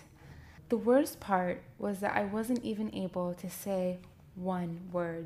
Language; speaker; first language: English; native; English